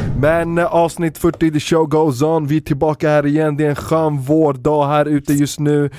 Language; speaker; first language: Swedish; early bilingual, other home language; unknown